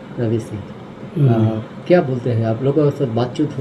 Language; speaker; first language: Hindi; non-native, local second language; Bangla